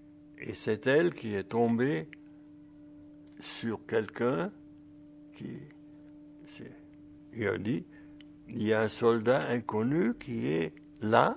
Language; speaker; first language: French; early bilingual, other home language; German